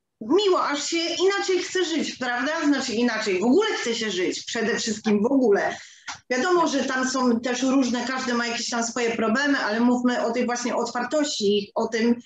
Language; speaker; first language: Polish; native; Polish